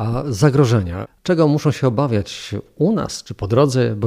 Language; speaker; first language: Polish; native; Polish